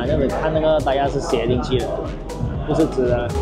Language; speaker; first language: Chinese; native; Chinese